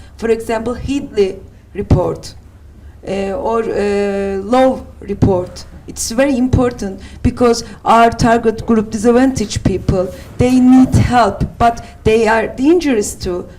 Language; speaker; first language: English; non-native, learner; Turkish